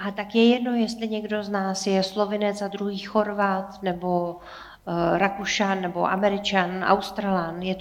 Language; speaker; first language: Czech; native; Czech